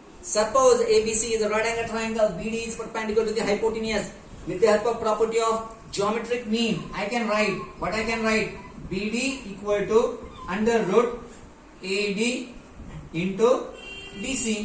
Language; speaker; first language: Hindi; non-native, local second language; Marathi